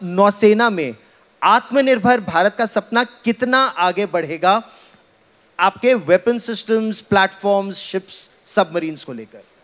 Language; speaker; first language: Hindi; native; Hindi